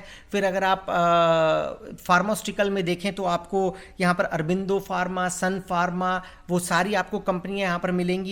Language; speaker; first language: Hindi; native; Hindi